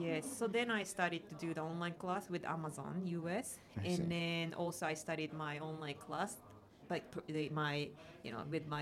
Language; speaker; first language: English; non-native, fluent; Japanese